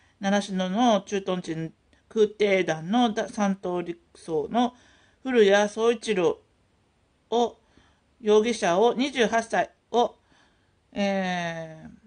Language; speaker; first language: Japanese; native; Japanese